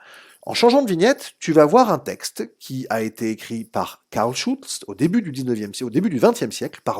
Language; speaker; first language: French; native; French